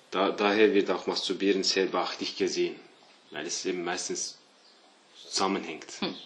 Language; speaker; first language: German; early bilingual, other home language; Turkish